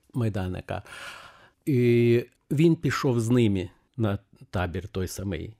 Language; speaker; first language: Ukrainian; non-native, fluent; Lithuanian